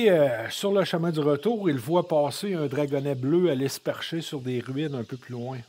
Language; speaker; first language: French; native; French